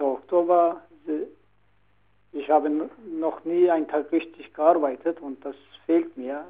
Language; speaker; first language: German; non-native, learner; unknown